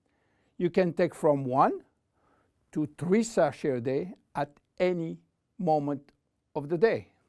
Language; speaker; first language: English; non-native, fluent; French